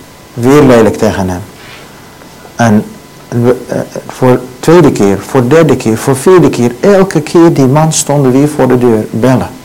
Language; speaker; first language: Dutch; non-native, learner; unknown